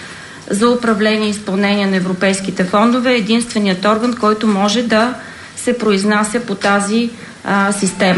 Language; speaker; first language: Bulgarian; native; Bulgarian